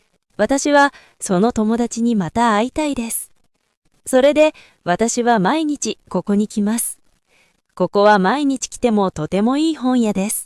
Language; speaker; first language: Japanese; non-native, fluent; Korean